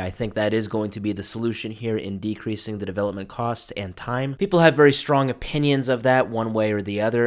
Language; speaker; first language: English; native; English